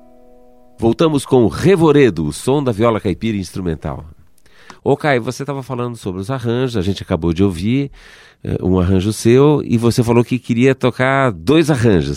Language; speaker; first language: Portuguese; native; Portuguese